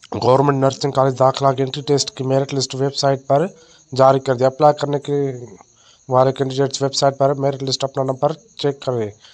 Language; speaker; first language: Urdu; non-native, local second language; Sindhi